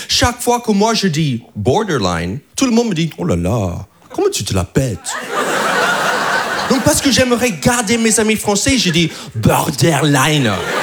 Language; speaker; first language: French; non-native, fluent; English